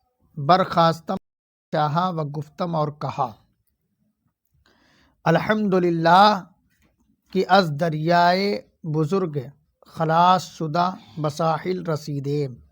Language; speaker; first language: Persian; non-native, fluent; Urdu